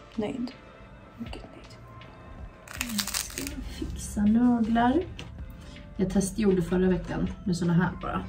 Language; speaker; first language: Swedish; native; Swedish